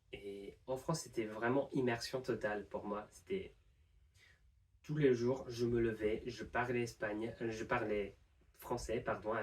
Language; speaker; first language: French; non-native, fluent; English